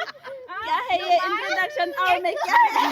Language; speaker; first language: Hindi; non-native, local second language; Rongmei Naga